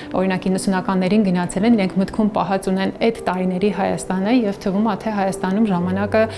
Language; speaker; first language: Armenian; native; Armenian